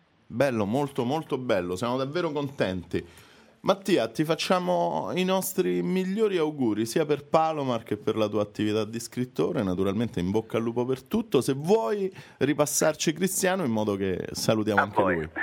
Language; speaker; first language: Italian; native; Italian